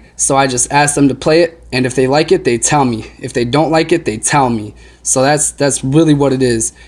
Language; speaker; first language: English; native; English